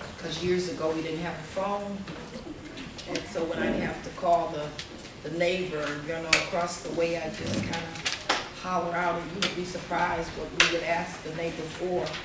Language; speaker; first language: English; native; English